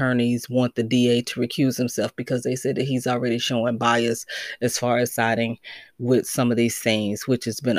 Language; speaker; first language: English; native; English